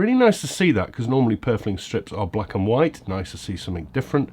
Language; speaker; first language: English; native; English